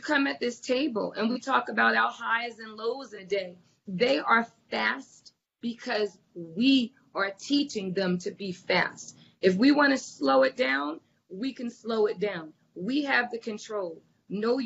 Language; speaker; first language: English; native; English